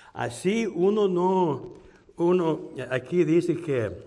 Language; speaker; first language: Spanish; non-native, fluent; English